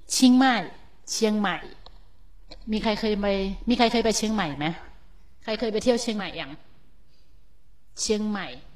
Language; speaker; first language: Thai; native; Thai